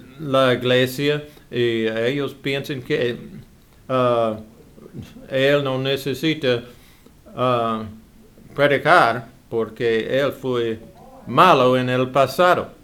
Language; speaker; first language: Spanish; non-native, learner; English